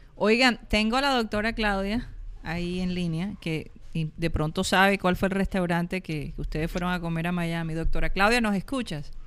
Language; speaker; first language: Spanish; native; Spanish